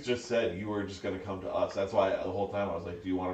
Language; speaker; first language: English; native; English